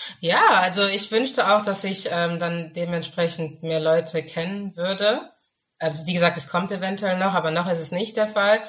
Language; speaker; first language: German; early bilingual, other home language; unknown